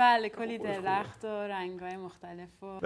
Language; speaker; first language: Persian; early bilingual, heritage; Persian